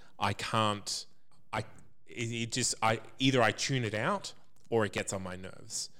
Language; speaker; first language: English; native; English